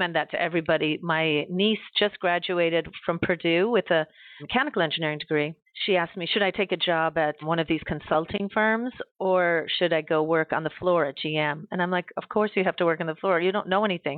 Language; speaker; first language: English; native; English